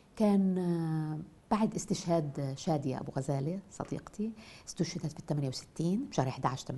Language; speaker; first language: Arabic; native; Arabic